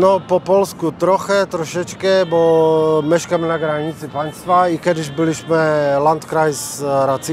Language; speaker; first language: Polish; non-native, learner; Czech